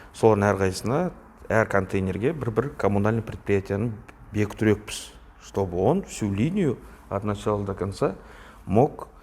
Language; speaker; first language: Russian; non-native, local second language; Kazakh